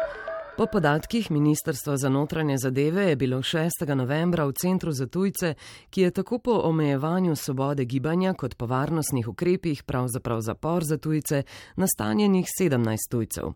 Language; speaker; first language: Slovenian; native; Slovenian